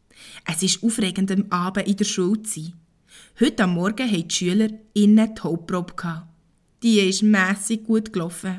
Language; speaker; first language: German; native; German